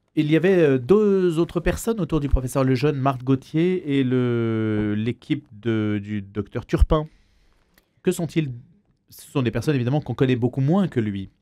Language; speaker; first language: French; native; French